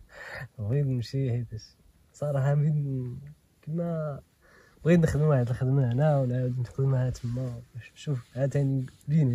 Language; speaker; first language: Arabic; native; Arabic